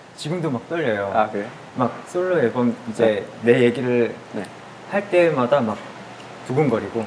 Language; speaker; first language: Korean; native; Korean